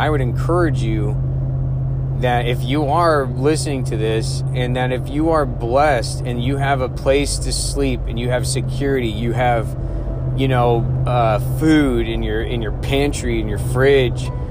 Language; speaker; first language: English; native; English